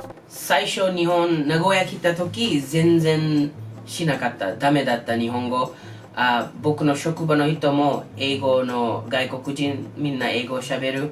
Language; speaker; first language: Japanese; non-native, learner; English